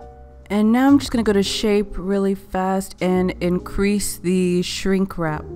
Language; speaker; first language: English; native; English